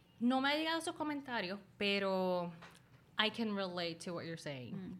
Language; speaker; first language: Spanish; early bilingual, other home language; Chinese